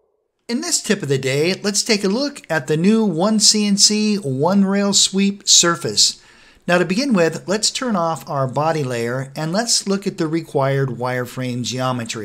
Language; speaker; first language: English; native; English